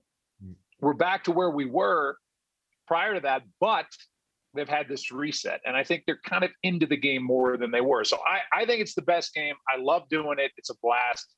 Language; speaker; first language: English; native; English